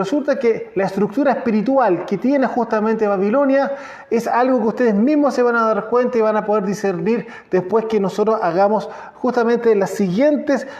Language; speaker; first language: Spanish; native; Spanish